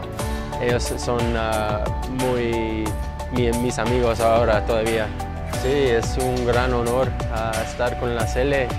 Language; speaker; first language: Spanish; early bilingual, heritage; English